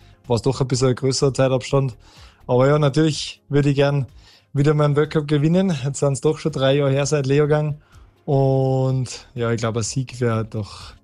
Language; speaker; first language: German; native; German